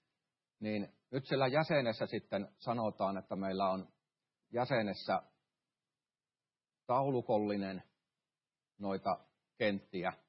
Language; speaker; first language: Finnish; native; Finnish